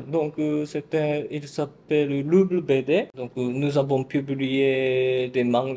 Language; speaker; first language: French; non-native, learner; Japanese